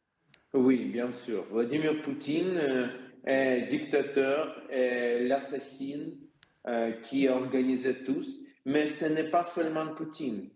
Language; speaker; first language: French; non-native, learner; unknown